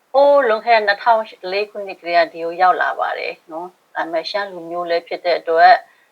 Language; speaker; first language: Burmese; non-native, local second language; Shan